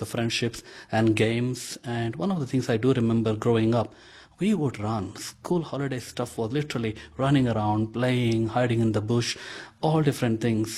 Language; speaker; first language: English; non-native, local second language; Konkani